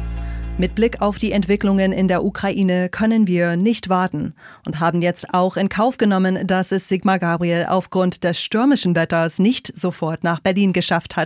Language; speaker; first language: German; native; German